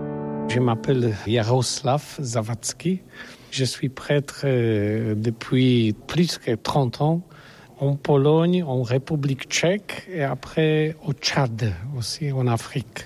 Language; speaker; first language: French; non-native, learner; Polish